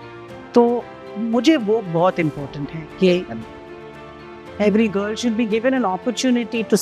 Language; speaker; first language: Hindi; non-native, local second language; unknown